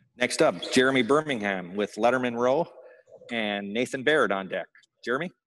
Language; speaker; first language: English; native; English